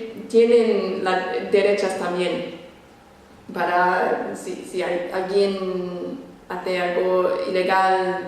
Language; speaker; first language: Spanish; non-native, fluent; English